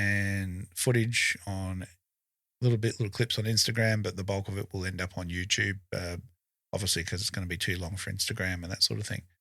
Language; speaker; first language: English; native; English